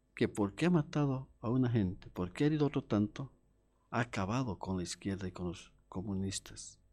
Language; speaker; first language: Spanish; native; Spanish